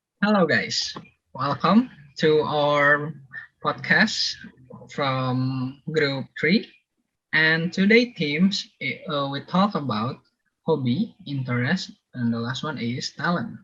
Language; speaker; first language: English; non-native, learner; Indonesian